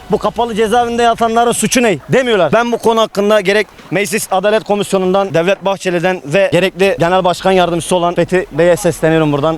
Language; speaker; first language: Turkish; native; Turkish